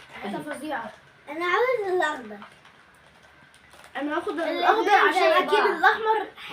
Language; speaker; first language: Arabic; native; Arabic